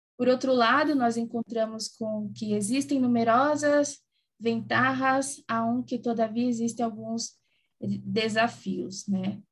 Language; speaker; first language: Spanish; non-native, learner; Portuguese